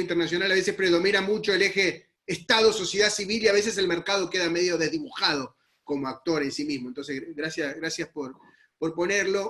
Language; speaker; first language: Spanish; native; Spanish